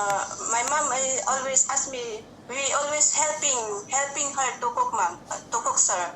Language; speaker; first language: English; non-native, learner; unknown